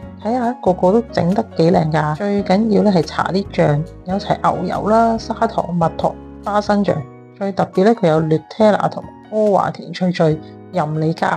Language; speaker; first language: Chinese; native; Chinese